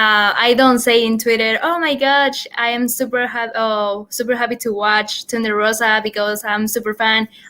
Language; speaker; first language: English; non-native, learner; Spanish